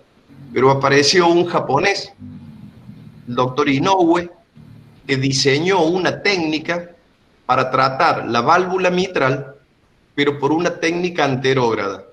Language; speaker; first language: Spanish; native; Spanish